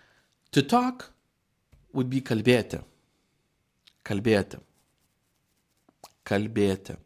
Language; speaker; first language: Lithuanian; non-native, fluent; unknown